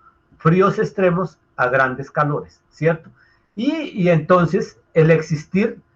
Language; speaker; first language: Spanish; native; Spanish